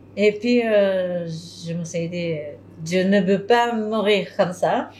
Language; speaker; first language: French; non-native, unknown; Japanese